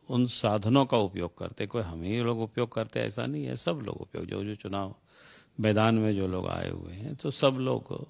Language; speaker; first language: Hindi; non-native, local second language; Santali